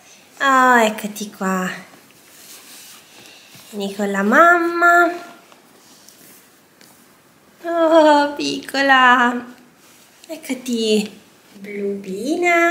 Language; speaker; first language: Italian; native; Italian